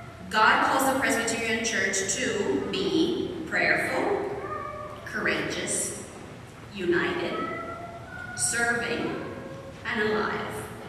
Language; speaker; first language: English; non-native, local second language; Spanish